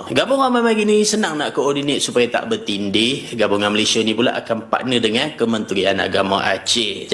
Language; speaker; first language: Malay; native; Malay